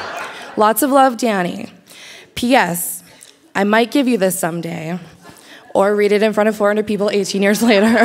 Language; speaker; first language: English; native; English